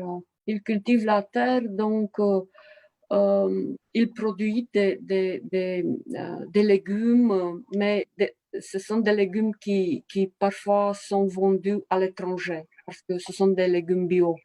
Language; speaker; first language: French; non-native, fluent; Romanian